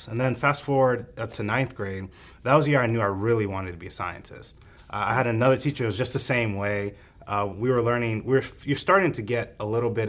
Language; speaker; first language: English; native; English